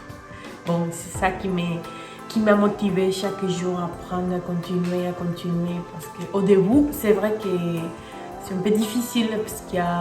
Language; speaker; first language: French; non-native, fluent; Spanish